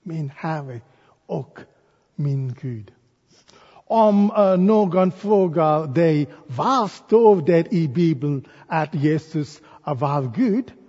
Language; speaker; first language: Swedish; non-native, fluent; English